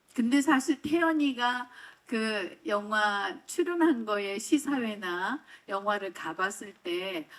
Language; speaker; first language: Korean; native; Korean